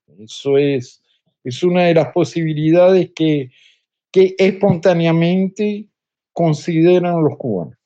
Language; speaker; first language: Spanish; native; Spanish